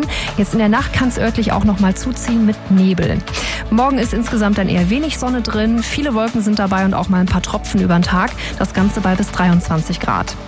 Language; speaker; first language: German; native; German